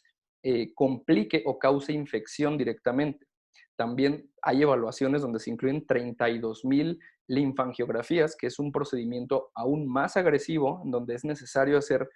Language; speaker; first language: Spanish; native; Spanish